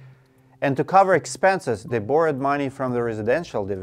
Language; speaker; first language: English; non-native, fluent; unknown